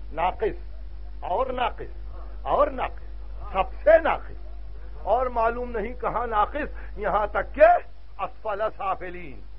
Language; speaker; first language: Urdu; native; Urdu